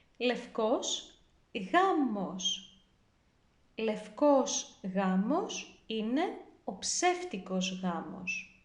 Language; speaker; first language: Greek; native; Greek